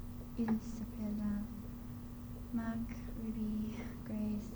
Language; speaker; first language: French; non-native, learner; English